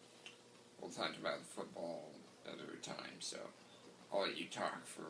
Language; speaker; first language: English; native; English